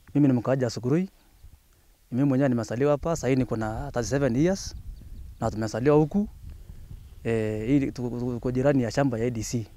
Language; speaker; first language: Swahili; native; Swahili